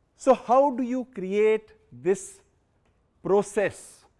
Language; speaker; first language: English; non-native, local second language; Punjabi